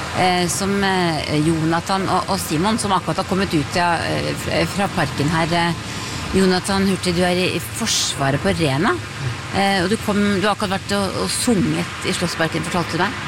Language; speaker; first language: Norwegian; native; Norwegian